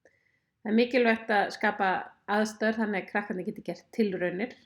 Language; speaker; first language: Icelandic; native; Icelandic